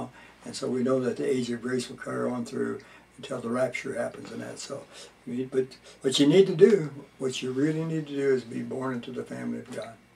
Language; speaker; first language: English; native; English